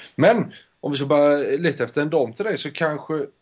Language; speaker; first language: Swedish; early bilingual, heritage; Spanish